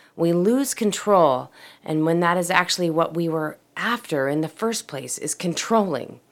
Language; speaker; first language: English; native; English